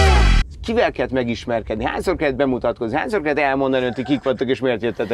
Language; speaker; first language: Hungarian; native; Hungarian